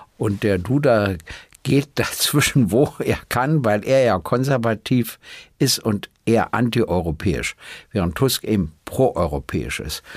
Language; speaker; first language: German; native; German